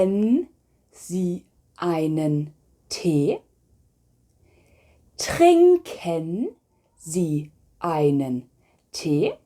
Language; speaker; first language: German; non-native, fluent; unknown